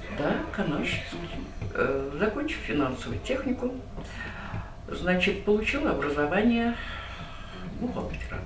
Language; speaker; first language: Russian; native; Russian